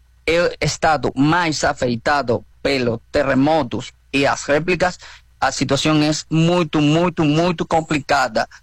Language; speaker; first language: Portuguese; non-native, learner; Spanish